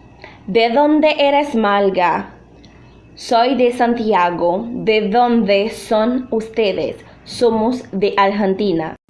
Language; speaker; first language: Spanish; non-native, fluent; Haitian Creole